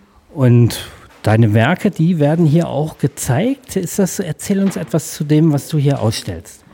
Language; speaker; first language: German; native; German